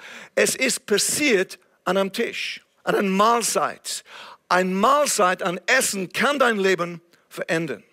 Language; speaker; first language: German; non-native, fluent; English